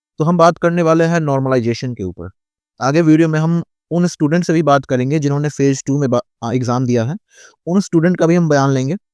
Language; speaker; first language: Hindi; native; Hindi